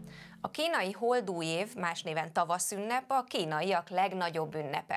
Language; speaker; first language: Hungarian; native; Hungarian